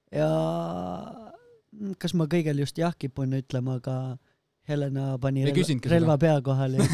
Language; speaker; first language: Estonian; native; Estonian